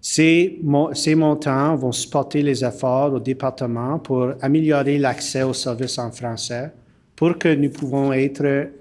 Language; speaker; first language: French; early bilingual, heritage; French